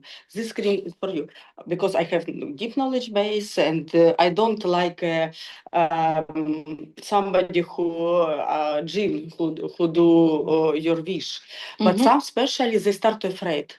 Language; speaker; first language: English; non-native, learner; Russian